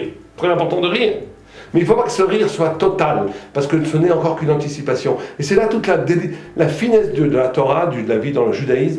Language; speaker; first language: French; native; French